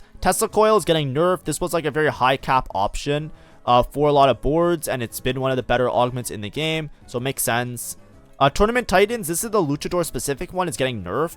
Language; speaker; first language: English; native; English